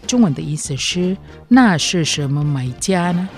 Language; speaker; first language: Chinese; non-native, fluent; Indonesian